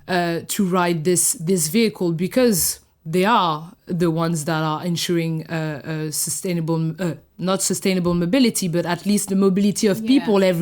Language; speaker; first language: English; non-native, fluent; French